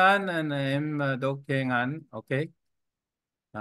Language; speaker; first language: Vietnamese; non-native, learner; Korean